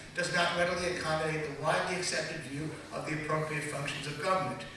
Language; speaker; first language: English; native; English